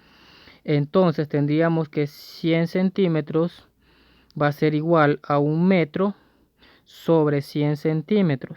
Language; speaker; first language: Spanish; native; Spanish